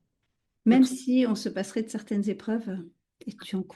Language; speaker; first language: French; native; French